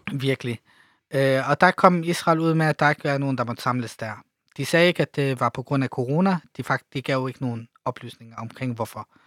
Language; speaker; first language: Danish; early bilingual, other home language; Arabic